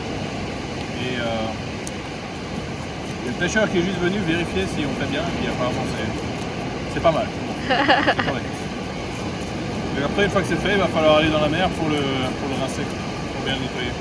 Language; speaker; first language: French; native; French